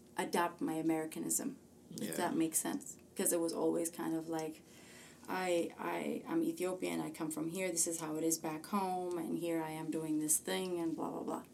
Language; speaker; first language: English; early bilingual, other home language; Amharic